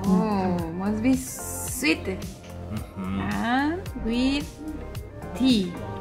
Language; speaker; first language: English; non-native, learner; Spanish